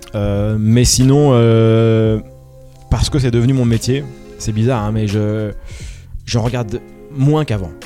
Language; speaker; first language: French; native; French